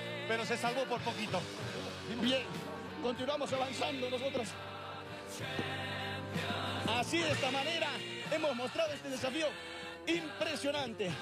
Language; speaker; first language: Spanish; native; Spanish